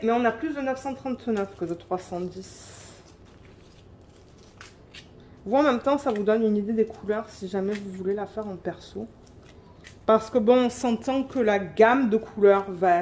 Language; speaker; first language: French; native; French